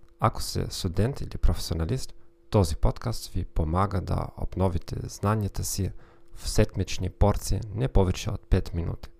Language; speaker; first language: Bulgarian; non-native, learner; German